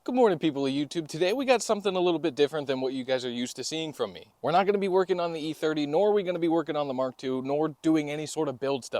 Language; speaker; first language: English; native; English